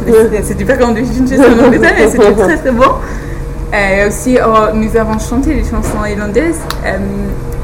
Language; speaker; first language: French; non-native, learner; English